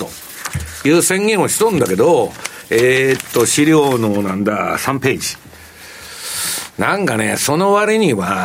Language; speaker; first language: Japanese; native; Japanese